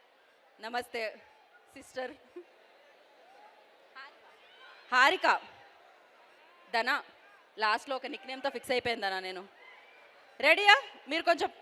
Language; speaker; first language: Telugu; native; Telugu